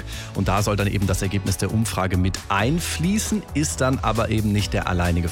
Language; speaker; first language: German; native; German